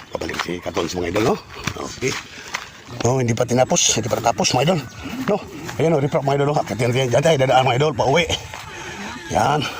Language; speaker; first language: Filipino; non-native, local second language; Cebuano